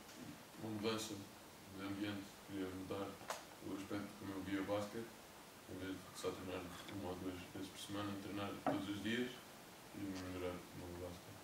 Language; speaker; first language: Portuguese; early bilingual, other home language; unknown